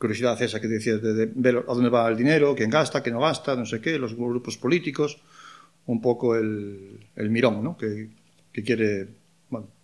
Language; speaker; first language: Spanish; non-native, local second language; Galician